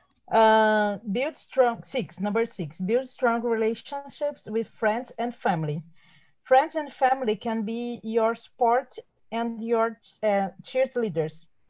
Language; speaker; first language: English; non-native, learner; Portuguese